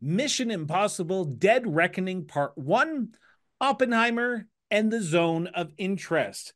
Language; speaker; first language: English; native; English